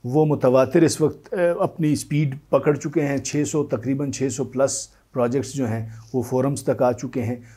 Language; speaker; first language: Urdu; native; Urdu